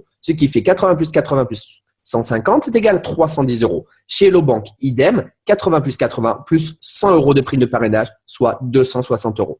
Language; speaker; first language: French; native; French